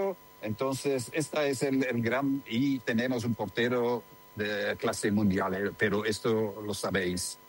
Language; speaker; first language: Spanish; non-native, learner; Dutch